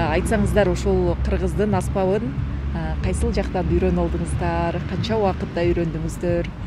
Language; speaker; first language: Kyrgyz; native; Kyrgyz